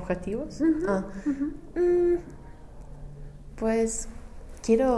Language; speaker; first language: Spanish; non-native, fluent; English